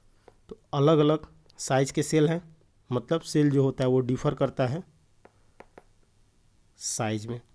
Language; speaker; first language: Hindi; native; Hindi